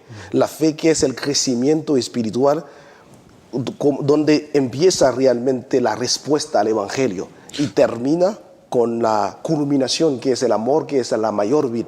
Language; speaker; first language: Spanish; non-native, fluent; Haitian Creole